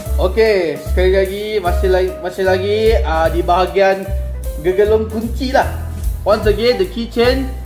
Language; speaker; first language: Malay; non-native, local second language; Chinese